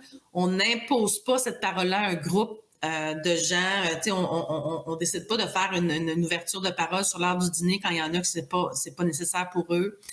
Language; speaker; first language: French; native; French